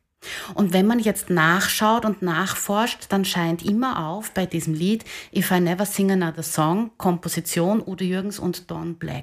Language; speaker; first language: German; native; German